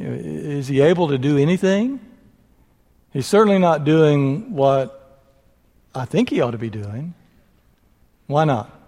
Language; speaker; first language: English; native; English